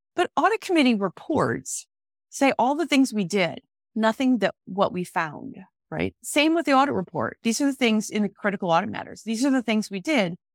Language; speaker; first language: English; native; English